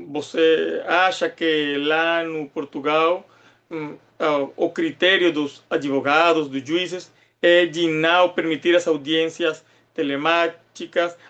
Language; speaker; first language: Portuguese; non-native, fluent; Spanish